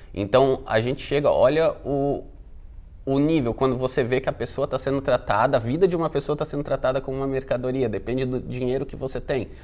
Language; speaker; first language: Portuguese; native; Portuguese